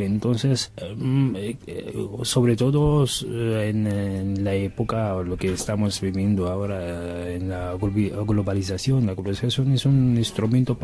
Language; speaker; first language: Spanish; non-native, learner; Arabic